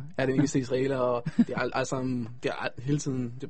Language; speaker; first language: Danish; non-native, fluent; Hebrew